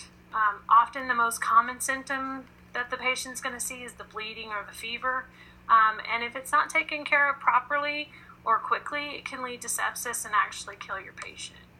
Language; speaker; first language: English; native; English